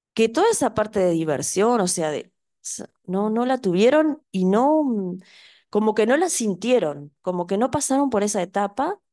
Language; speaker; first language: Spanish; native; Spanish